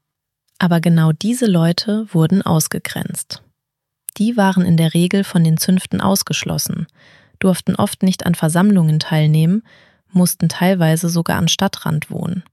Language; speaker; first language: German; native; German